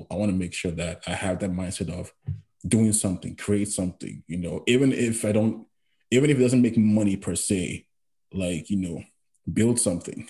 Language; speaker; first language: English; non-native, local second language; Yoruba